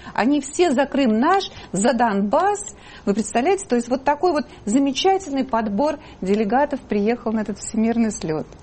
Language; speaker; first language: Russian; native; Russian